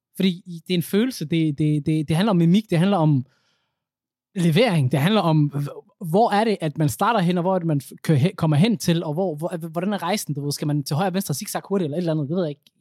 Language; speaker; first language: Danish; early bilingual, other home language; Somali